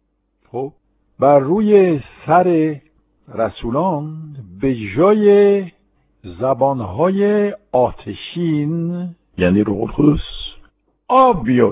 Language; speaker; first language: Persian; non-native, fluent; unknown